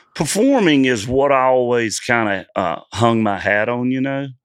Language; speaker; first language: English; native; English